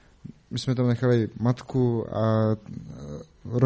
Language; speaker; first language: Czech; non-native, learner; Mongolian